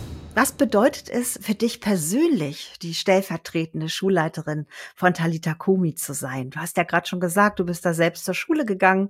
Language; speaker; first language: German; native; German